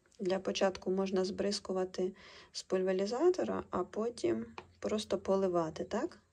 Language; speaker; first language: Ukrainian; non-native, local second language; Russian